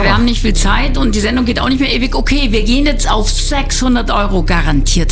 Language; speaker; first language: German; native; German